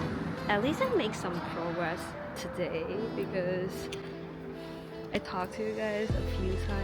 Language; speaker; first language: English; non-native, learner; Chinese